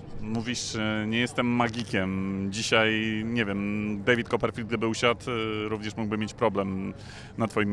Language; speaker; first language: Polish; native; Polish